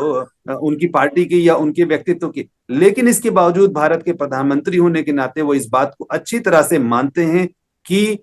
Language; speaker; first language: Hindi; native; Hindi